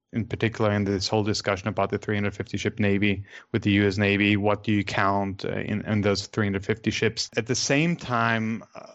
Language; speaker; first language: English; non-native, fluent; German